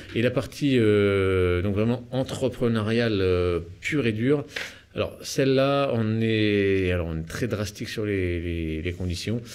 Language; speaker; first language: French; native; French